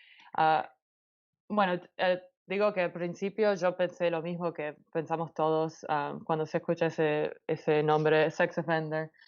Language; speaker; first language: Spanish; early bilingual, heritage; Spanish